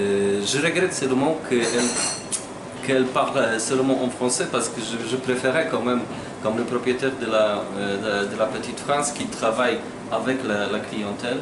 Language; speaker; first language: French; non-native, fluent; Polish